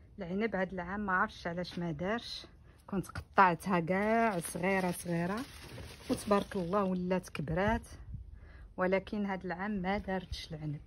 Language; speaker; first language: Arabic; native; Arabic